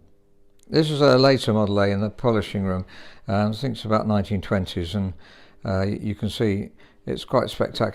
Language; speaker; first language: English; native; English